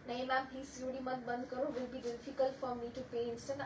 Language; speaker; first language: Hindi; non-native, local second language; Bangla